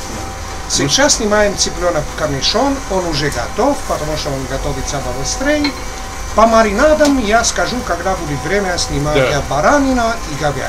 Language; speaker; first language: Russian; non-native, fluent; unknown